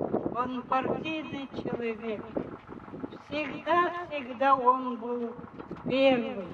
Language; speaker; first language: Russian; non-native, local second language; Korean